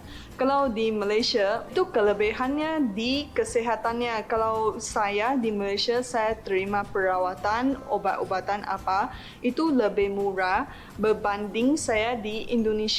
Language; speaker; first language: Indonesian; non-native, fluent; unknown